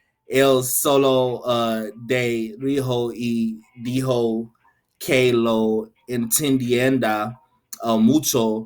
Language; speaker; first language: Spanish; non-native, learner; English